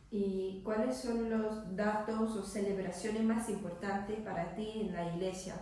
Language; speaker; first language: Spanish; non-native, learner; English